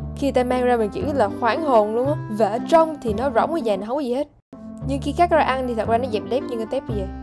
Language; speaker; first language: Vietnamese; early bilingual, heritage; Vietnamese